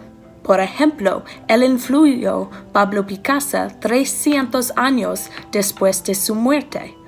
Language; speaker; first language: Spanish; non-native, learner; English